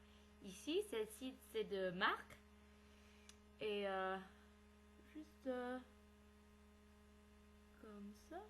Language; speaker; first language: French; non-native, learner; English